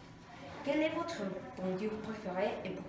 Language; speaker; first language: French; non-native, learner; Spanish